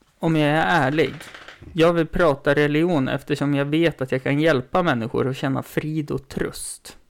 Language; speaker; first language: Swedish; native; Swedish